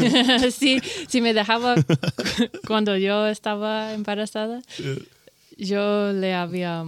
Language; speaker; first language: Spanish; non-native, learner; English